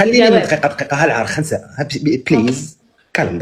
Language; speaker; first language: Arabic; native; Arabic